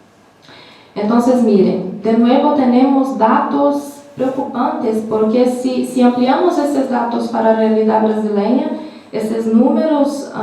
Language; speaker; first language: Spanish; non-native, learner; Portuguese